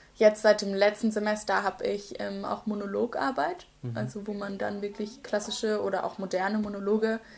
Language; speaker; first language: German; native; German